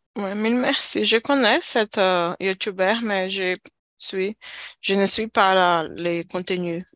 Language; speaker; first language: French; non-native, learner; Portuguese